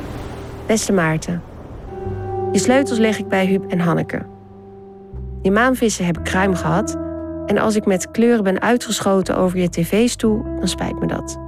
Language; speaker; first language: Dutch; native; Dutch